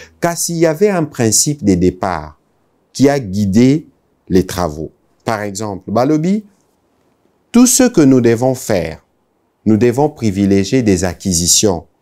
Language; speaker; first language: French; non-native, local second language; Lingala